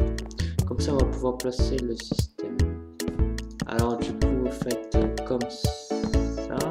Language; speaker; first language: French; native; French